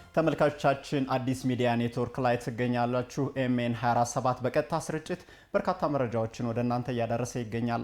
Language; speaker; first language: Amharic; native; Amharic